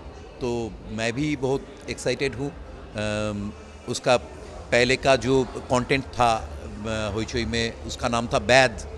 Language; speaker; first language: Hindi; non-native, local second language; Bangla